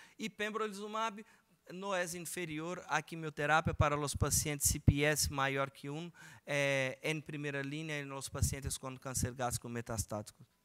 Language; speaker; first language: Portuguese; native; Portuguese